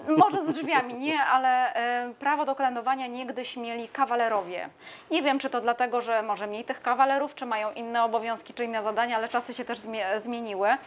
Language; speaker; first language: Polish; native; Polish